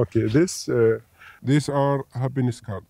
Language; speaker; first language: English; non-native, fluent; Arabic